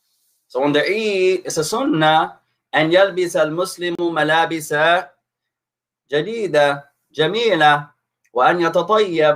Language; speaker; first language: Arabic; non-native, fluent; English